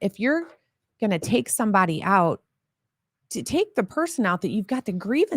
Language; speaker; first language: English; native; English